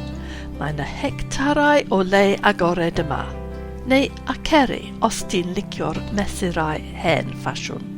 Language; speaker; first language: Welsh; non-native, fluent; English